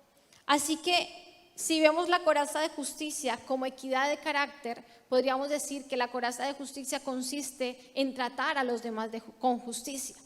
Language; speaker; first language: Spanish; native; Spanish